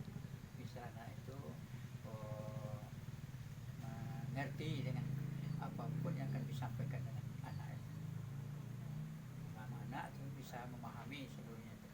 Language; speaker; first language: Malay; non-native, local second language; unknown